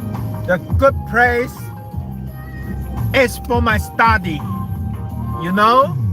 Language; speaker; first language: English; non-native, learner; Chinese